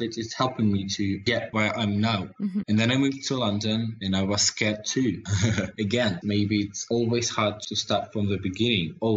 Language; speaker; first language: English; non-native, learner; Russian